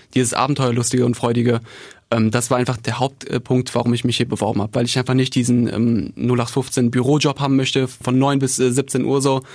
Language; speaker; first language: German; early bilingual, other home language; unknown